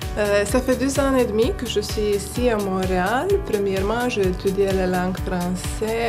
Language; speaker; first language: French; non-native, fluent; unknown